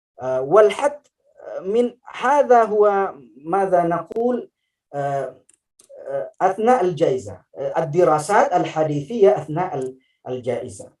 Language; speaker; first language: Arabic; non-native, fluent; Indonesian